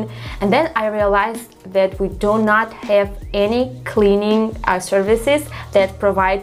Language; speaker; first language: English; non-native, fluent; Russian